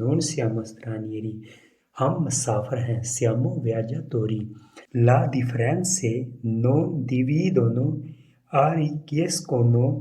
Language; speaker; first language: Italian; non-native, learner; Urdu